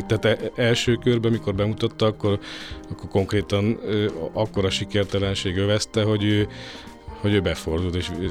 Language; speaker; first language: Hungarian; native; Hungarian